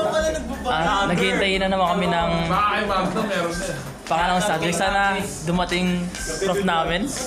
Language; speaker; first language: Filipino; native; Filipino